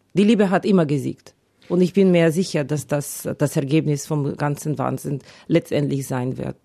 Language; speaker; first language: German; non-native, fluent; Ukrainian